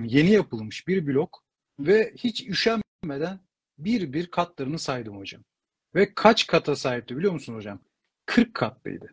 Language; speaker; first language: Turkish; native; Turkish